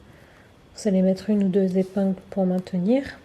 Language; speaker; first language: French; native; French